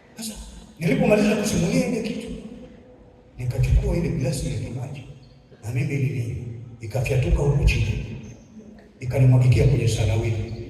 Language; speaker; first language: Swahili; native; Swahili